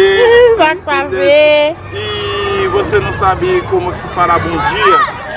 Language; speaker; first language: Portuguese; non-native, learner; Haitian Creole